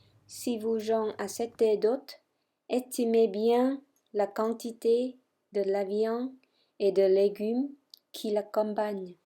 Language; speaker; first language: French; non-native, fluent; Vietnamese